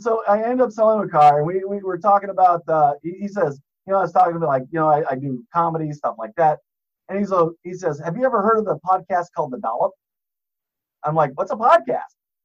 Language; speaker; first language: English; native; English